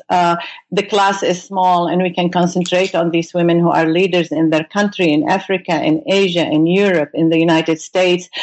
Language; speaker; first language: English; non-native, fluent; Arabic